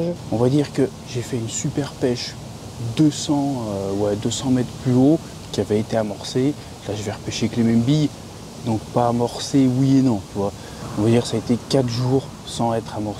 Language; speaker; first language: French; native; French